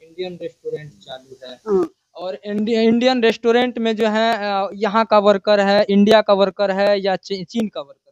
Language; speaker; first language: Hindi; native; Hindi